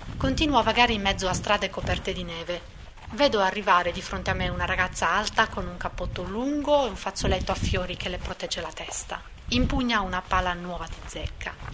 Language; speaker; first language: Italian; native; Italian